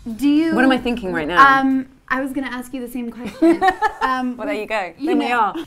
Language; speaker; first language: English; native; English